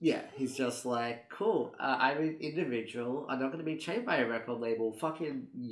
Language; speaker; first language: English; native; English